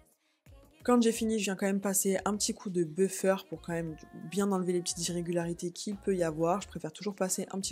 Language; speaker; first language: French; native; French